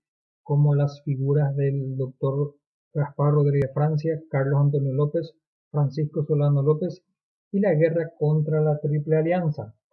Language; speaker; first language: Spanish; native; Spanish